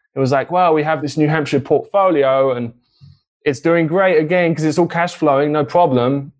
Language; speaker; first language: English; native; English